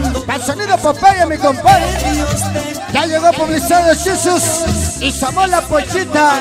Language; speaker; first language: Spanish; native; Spanish